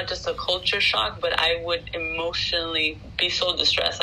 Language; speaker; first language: English; non-native, fluent; Spanish